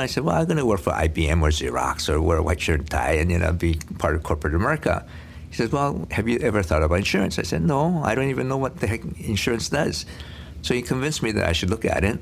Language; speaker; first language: English; early bilingual, other home language; Korean